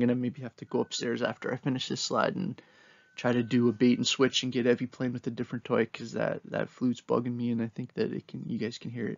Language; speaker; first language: English; native; English